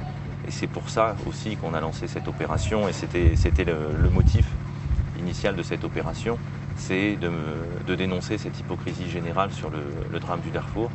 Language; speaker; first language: French; native; French